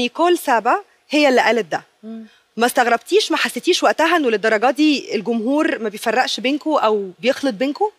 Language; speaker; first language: Arabic; native; Arabic